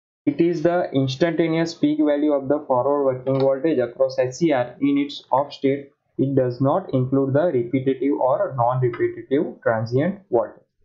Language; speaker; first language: English; non-native, local second language; Gujarati